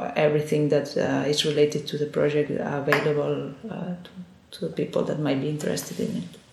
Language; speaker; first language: English; non-native, fluent; Spanish